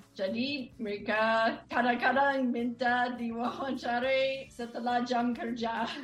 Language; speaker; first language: Indonesian; non-native, fluent; English